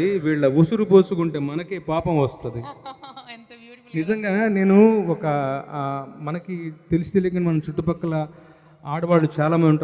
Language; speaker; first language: Telugu; native; Telugu